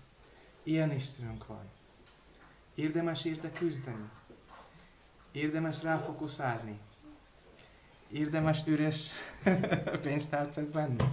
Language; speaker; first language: Hungarian; non-native, learner; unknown